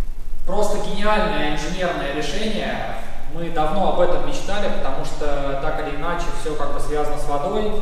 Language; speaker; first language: Russian; native; Russian